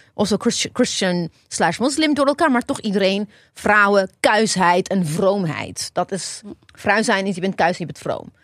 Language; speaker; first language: Dutch; non-native, fluent; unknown